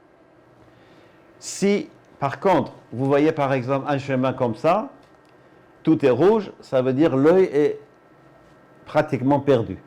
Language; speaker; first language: French; non-native, fluent; Persian